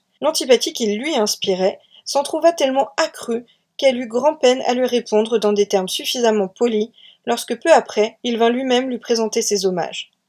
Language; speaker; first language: French; native; French